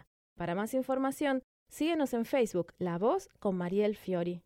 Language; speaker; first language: Spanish; native; Spanish